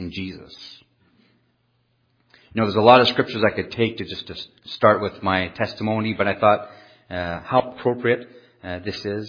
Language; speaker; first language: English; non-native, fluent; French